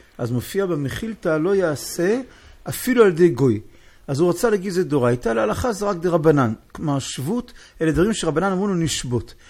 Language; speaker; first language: Hebrew; native; Hebrew